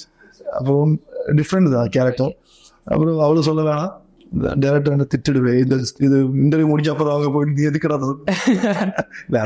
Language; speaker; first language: Tamil; non-native, learner; Malayalam